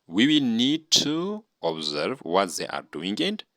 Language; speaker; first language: English; non-native, local second language; Amharic